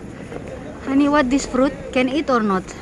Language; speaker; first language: English; non-native, learner; Indonesian